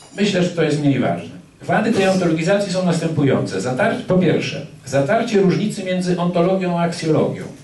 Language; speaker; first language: Polish; native; Polish